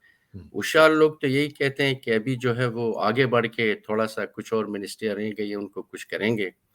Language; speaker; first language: Hindi; non-native, fluent; Persian